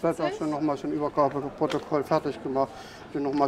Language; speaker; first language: German; native; German